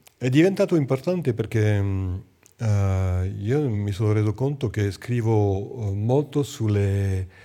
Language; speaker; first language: Italian; non-native, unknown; French